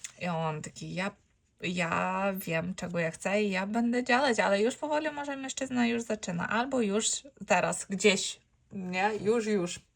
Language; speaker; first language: Polish; non-native, fluent; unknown